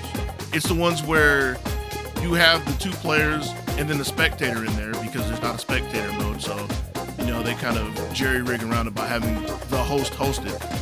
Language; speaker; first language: English; native; English